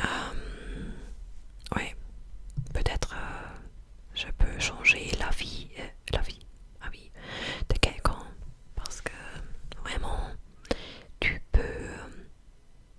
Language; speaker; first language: French; non-native, fluent; English